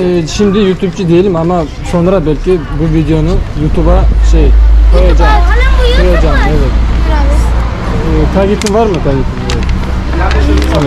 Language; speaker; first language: Turkish; non-native, learner; Bashkir